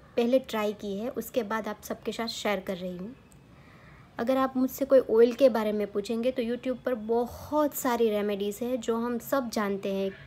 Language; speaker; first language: Hindi; non-native, local second language; Gujarati